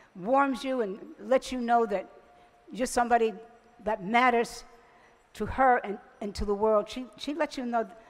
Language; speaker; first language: English; native; English